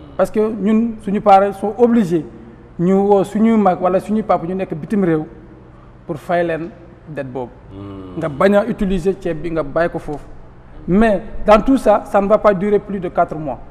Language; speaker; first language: Wolof; non-native, local second language; Fula